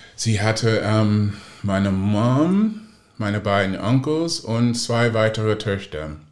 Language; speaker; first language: German; non-native, fluent; English